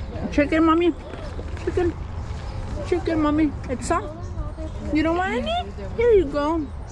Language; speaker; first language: English; early bilingual, other home language; Spanish